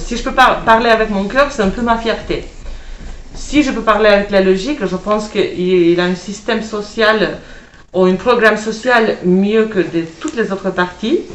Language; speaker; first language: French; non-native, fluent; Albanian